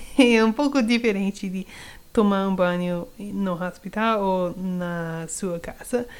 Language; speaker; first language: Portuguese; non-native, learner; English